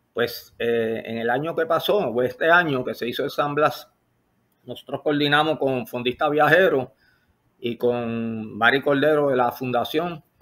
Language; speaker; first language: Spanish; native; Spanish